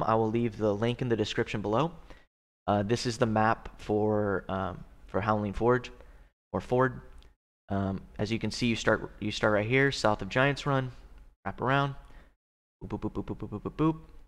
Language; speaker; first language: English; native; English